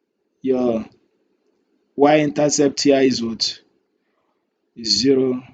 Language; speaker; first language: English; non-native, local second language; Yoruba